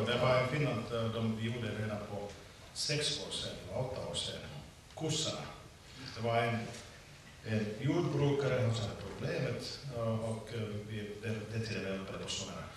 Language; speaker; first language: Swedish; non-native, local second language; Finnish